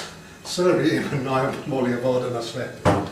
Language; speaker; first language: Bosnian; non-native, learner; English